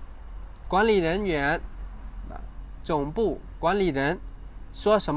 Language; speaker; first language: Chinese; non-native, fluent; Khmer